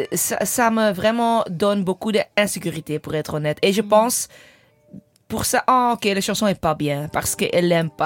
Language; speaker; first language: French; non-native, learner; English